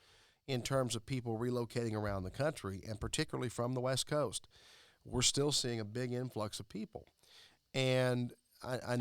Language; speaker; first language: English; native; English